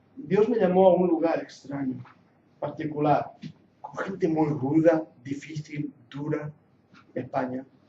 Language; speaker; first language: Spanish; non-native, fluent; English